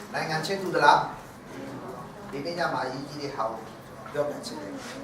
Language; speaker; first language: Burmese; non-native, local second language; Hakha Chin